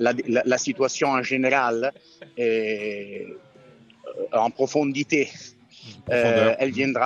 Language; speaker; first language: French; non-native, fluent; Italian